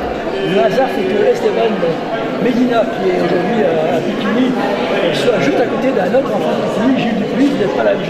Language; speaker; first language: French; native; French